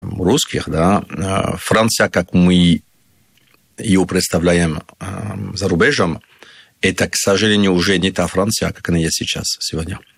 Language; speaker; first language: Russian; non-native, fluent; French